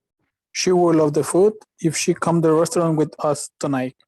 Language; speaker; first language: English; non-native, learner; Spanish